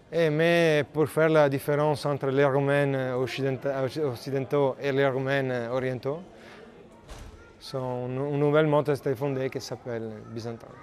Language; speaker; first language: French; non-native, learner; Italian